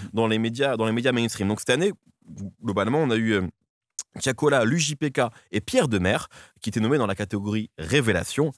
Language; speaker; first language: French; native; French